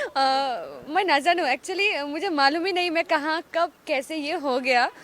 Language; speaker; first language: Hindi; non-native, local second language; Assamese